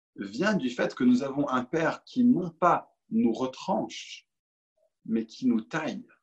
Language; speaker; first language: French; native; French